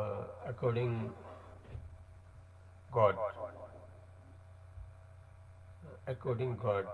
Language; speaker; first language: English; non-native, learner; Nepali